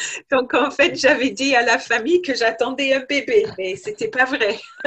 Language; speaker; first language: French; non-native, fluent; English